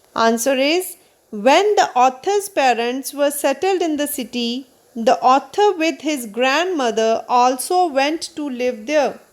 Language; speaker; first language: English; non-native, local second language; Punjabi